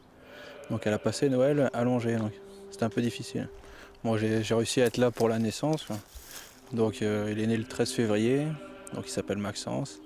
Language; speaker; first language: French; native; French